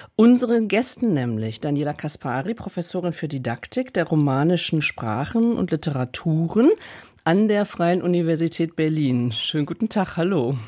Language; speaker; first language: German; native; German